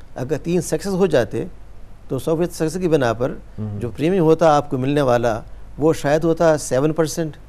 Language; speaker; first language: Urdu; native; Urdu